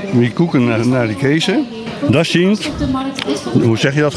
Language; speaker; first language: German; non-native, learner; Dutch